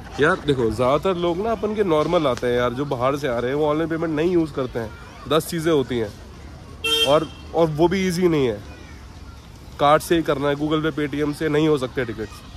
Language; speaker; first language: Hindi; native; Hindi